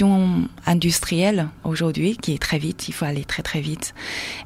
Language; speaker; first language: French; non-native, fluent; Chinese